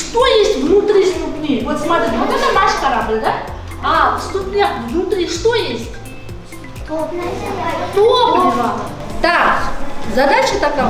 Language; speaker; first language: Russian; non-native, local second language; Kazakh